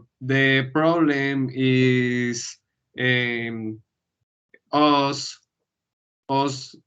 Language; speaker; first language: English; non-native, learner; Spanish